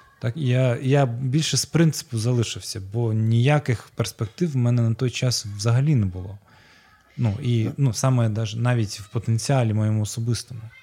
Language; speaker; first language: Ukrainian; non-native, local second language; Russian